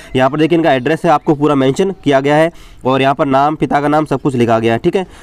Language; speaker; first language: Hindi; native; Hindi